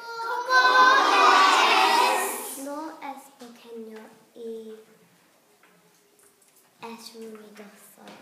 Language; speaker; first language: Spanish; non-native, learner; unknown